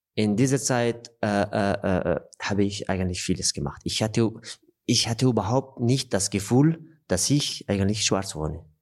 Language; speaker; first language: German; non-native, fluent; Persian